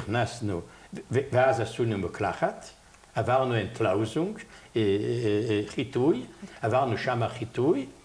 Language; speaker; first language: Hebrew; non-native, fluent; Yiddish